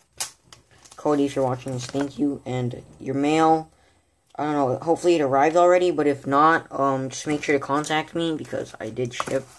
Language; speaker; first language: English; native; English